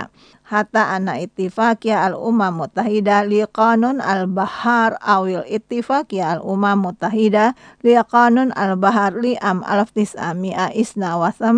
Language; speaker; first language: Arabic; non-native, learner; Indonesian